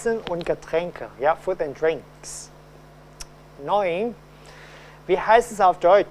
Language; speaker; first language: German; non-native, fluent; Cantonese